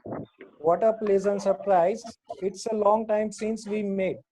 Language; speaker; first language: English; non-native, learner; Gujarati